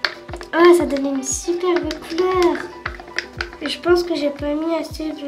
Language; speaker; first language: French; native; French